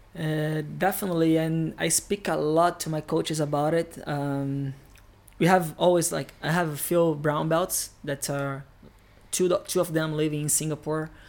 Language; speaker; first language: English; non-native, fluent; Portuguese